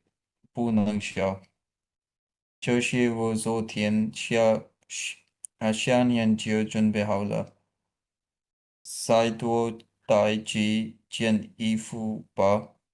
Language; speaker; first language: Chinese; non-native, learner; Urdu